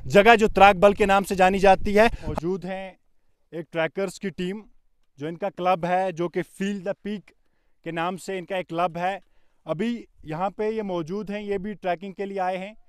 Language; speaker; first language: Hindi; non-native, local second language; Kashmiri